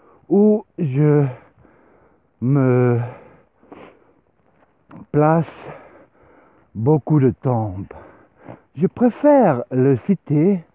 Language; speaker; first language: French; non-native, learner; Swiss German